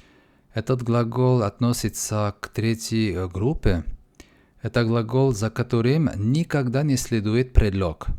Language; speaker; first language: Russian; non-native, fluent; French